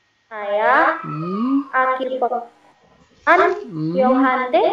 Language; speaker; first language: Korean; non-native, learner; Indonesian